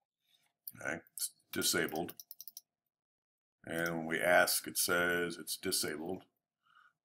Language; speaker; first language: English; native; English